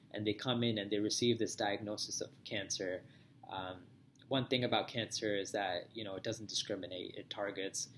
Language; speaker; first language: English; native; English